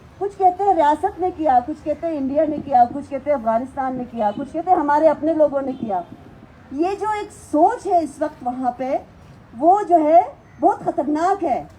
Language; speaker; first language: Urdu; non-native, local second language; Hazaragi